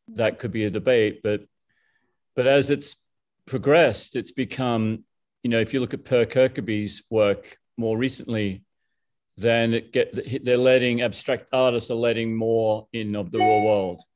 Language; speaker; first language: English; native; English